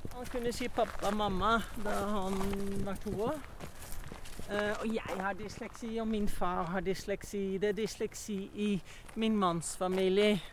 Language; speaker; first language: Norwegian; non-native, fluent; Dutch